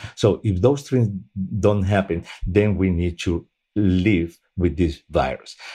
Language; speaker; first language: English; non-native, fluent; Spanish